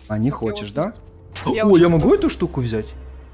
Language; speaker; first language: Russian; native; Russian